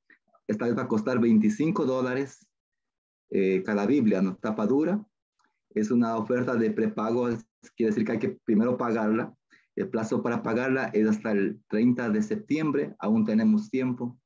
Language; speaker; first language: Spanish; native; Spanish